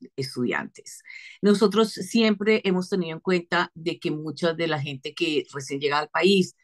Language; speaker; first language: Spanish; native; Spanish